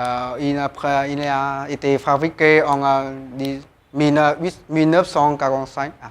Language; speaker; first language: French; non-native, learner; Vietnamese